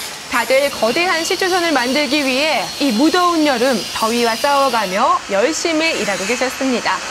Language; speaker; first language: Korean; native; Korean